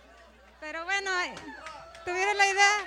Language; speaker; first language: Spanish; early bilingual, heritage; Spanish